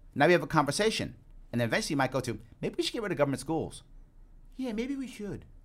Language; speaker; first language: English; native; English